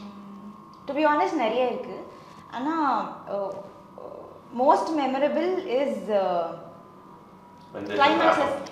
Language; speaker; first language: Tamil; non-native, learner; Telugu